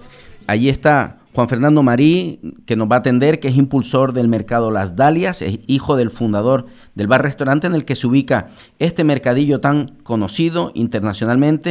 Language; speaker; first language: Spanish; native; Spanish